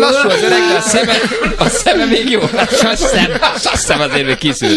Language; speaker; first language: Hungarian; native; Hungarian